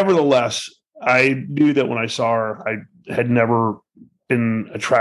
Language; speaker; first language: English; native; English